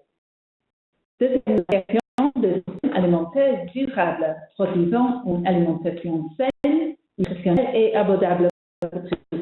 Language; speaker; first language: French; non-native, fluent; English